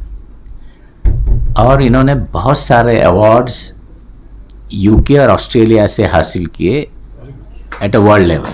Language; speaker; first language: Hindi; native; Hindi